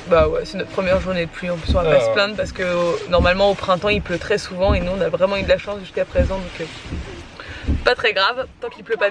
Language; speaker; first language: French; native; French